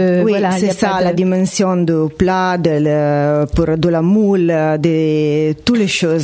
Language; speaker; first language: French; non-native, fluent; Italian